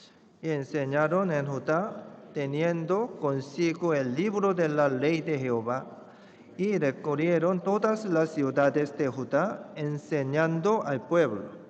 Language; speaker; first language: Spanish; non-native, fluent; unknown